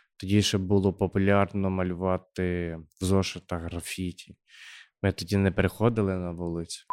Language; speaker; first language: Ukrainian; native; Ukrainian